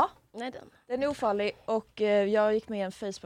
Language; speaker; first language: Swedish; native; Swedish